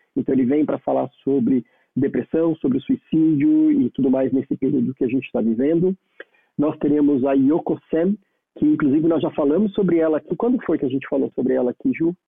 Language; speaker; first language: Portuguese; native; Portuguese